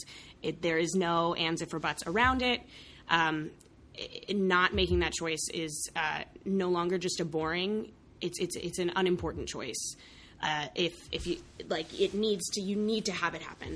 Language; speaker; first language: English; native; English